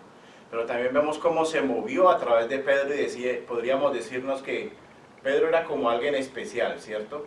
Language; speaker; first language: Spanish; native; Spanish